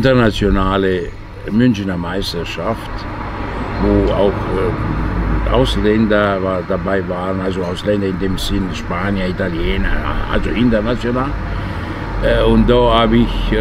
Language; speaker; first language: German; non-native, fluent; Italian